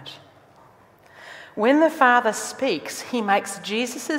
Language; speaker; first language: English; native; English